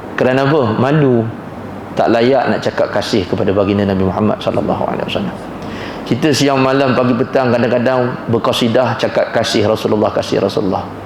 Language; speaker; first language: Malay; native; Malay